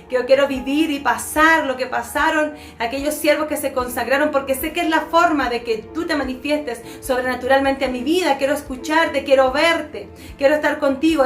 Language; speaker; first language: Spanish; native; Spanish